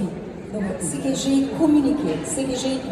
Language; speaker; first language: French; non-native, fluent; Italian